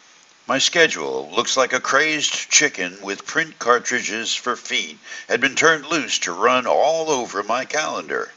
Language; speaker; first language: English; native; English